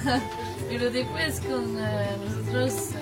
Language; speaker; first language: Spanish; non-native, learner; French